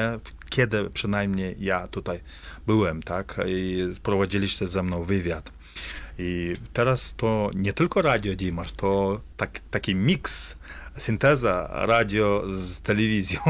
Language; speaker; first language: Polish; non-native, fluent; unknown